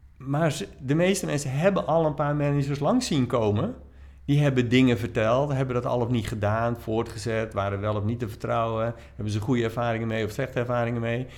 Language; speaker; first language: Dutch; native; Dutch